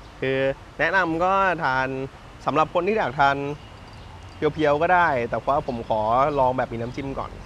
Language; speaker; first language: Thai; native; Thai